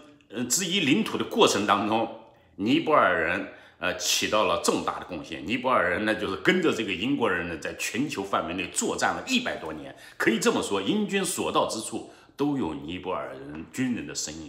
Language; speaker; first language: Chinese; native; Chinese